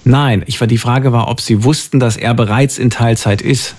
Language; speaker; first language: German; native; German